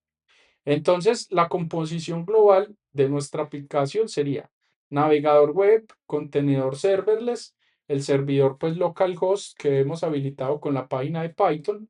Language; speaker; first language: Spanish; native; Spanish